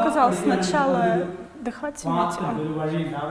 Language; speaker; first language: Russian; native; Russian